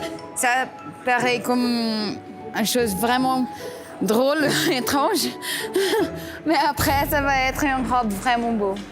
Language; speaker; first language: French; non-native, learner; Portuguese